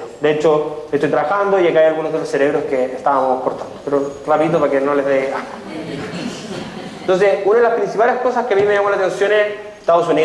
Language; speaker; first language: Spanish; native; Spanish